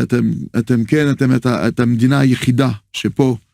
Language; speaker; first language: Hebrew; non-native, fluent; French